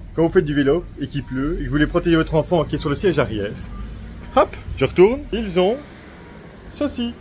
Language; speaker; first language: French; native; French